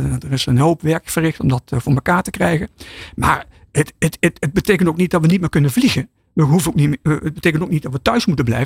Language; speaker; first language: Dutch; native; Dutch